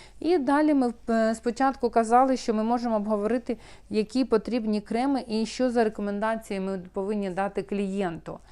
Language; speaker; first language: Ukrainian; non-native, local second language; Russian